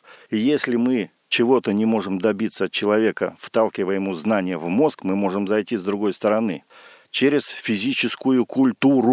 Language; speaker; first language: Russian; native; Russian